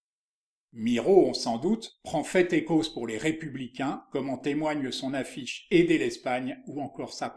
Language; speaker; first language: French; native; French